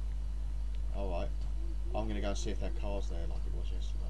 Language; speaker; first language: English; native; English